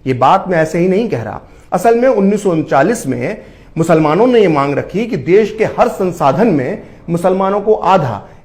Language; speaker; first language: Hindi; native; Hindi